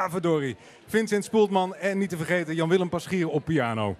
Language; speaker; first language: Dutch; native; Dutch